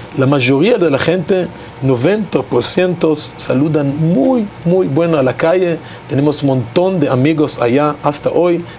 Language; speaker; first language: Spanish; non-native, learner; Hebrew